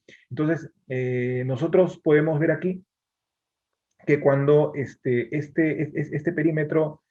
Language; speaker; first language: Spanish; native; Spanish